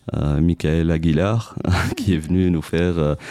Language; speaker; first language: French; non-native, local second language; Arabic